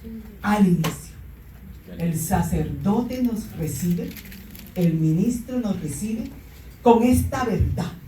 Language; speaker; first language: Spanish; native; Spanish